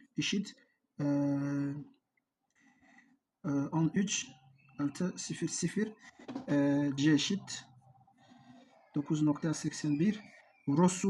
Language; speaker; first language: Turkish; non-native, learner; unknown